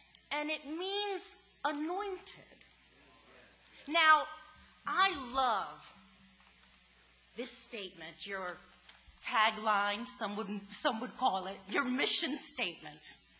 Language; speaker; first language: English; native; English